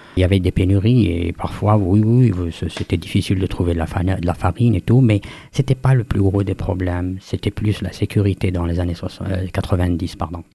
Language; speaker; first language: French; non-native, local second language; Kabyle